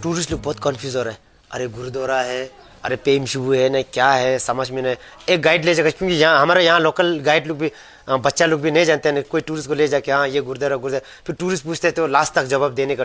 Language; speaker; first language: Hindi; non-native, local second language; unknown